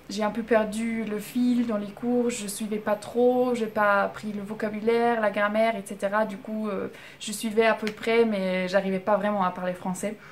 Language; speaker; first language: French; non-native, fluent; German